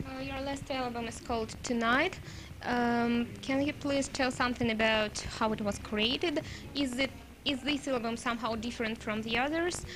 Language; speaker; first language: English; non-native, fluent; Russian